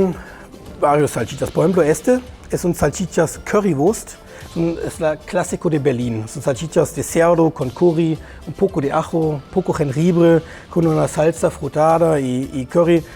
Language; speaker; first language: Spanish; non-native, fluent; German